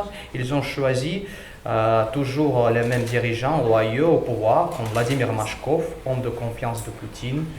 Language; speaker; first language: French; non-native, learner; Russian